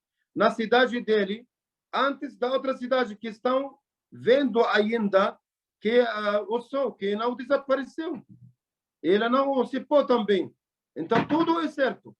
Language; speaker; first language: Portuguese; non-native, learner; Arabic